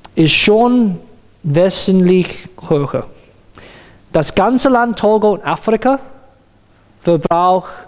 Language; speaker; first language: German; non-native, learner; Cantonese